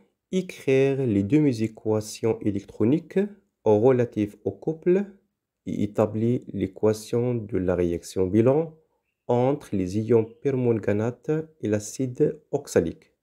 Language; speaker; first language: French; non-native, local second language; Arabic